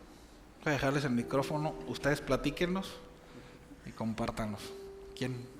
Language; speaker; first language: Spanish; native; Spanish